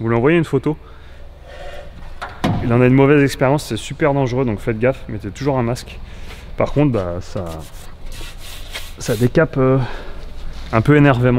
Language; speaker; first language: French; native; French